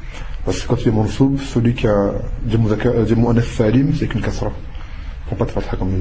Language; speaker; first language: Arabic; non-native, fluent; French